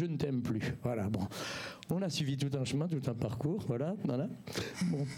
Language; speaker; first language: English; non-native, learner; French